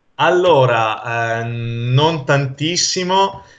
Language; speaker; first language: Italian; native; Italian